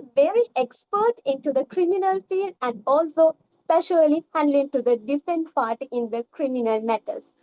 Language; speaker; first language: English; non-native, local second language; Sinhala